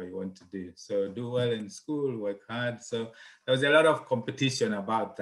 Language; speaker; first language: English; non-native, local second language; Nyanja